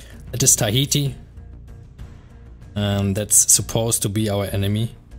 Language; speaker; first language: English; non-native, fluent; German